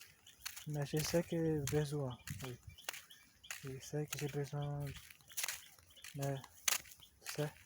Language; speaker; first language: French; non-native, learner; Portuguese